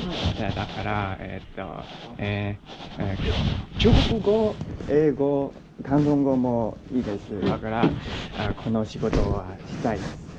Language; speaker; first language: Japanese; non-native, learner; Cantonese